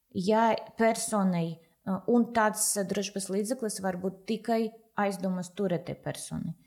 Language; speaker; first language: Latvian; non-native, local second language; Russian